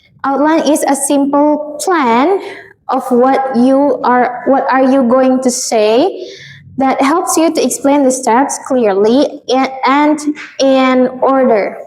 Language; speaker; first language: English; non-native, fluent; Indonesian